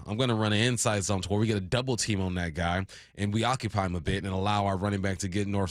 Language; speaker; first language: English; native; English